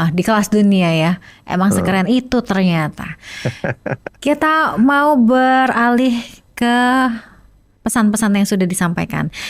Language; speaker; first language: Indonesian; native; Indonesian